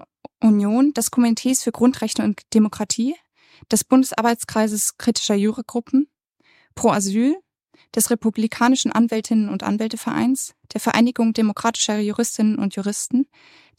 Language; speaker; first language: German; native; German